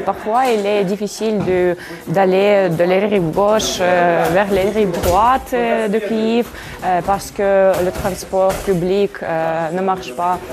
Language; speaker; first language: French; non-native, fluent; Ukrainian